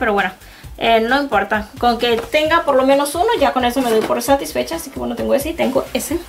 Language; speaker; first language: Spanish; native; Spanish